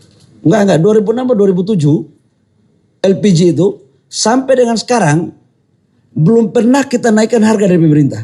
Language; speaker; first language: Indonesian; native; Indonesian